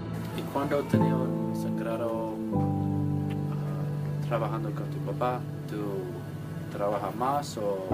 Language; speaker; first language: Spanish; non-native, learner; English